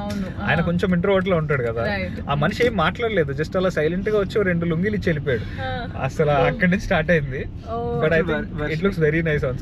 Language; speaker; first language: Telugu; native; Telugu